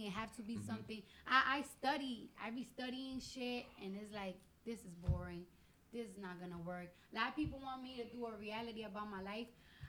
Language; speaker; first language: English; early bilingual, other home language; Spanish